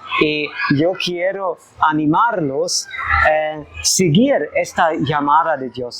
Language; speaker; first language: Spanish; non-native, fluent; German